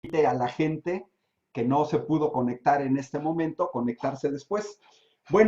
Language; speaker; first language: Spanish; native; Spanish